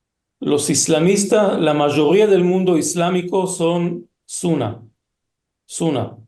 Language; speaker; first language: Spanish; early bilingual, heritage; Hebrew